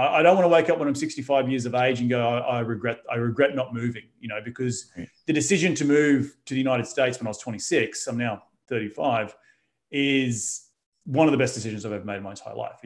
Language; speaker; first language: English; native; English